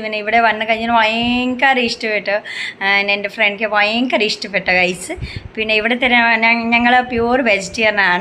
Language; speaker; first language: Malayalam; non-native, learner; Hindi